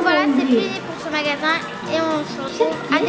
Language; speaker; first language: French; native; French